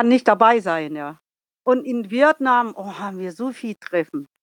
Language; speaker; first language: German; non-native, learner; Vietnamese